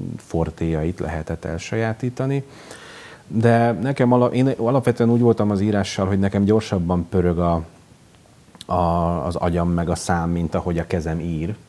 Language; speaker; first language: Hungarian; native; Hungarian